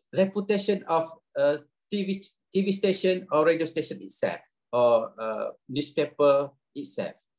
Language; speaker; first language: English; non-native, local second language; Malay